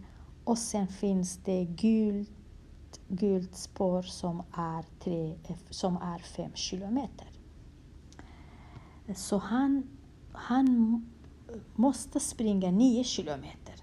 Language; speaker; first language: Swedish; non-native, fluent; Kurdish